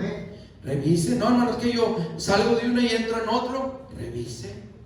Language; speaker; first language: Spanish; native; Spanish